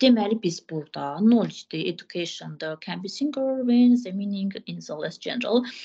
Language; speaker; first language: English; non-native, fluent; Azerbaijani